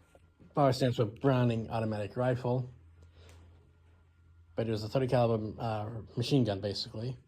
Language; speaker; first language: English; native; English